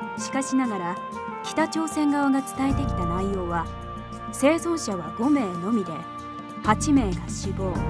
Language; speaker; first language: Japanese; native; Japanese